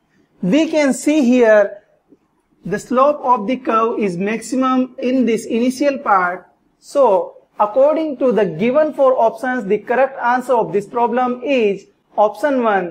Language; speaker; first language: English; non-native, local second language; Hindi